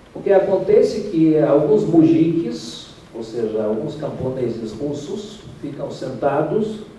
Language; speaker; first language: Portuguese; non-native, fluent; Russian